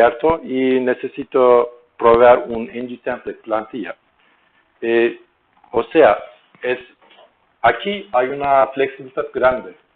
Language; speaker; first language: Spanish; non-native, learner; Turkish